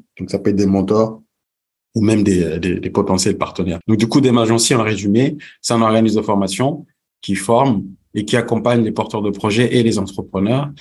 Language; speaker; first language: French; early bilingual, other home language; Fula